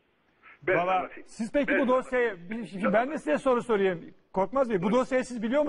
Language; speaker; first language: Turkish; native; Turkish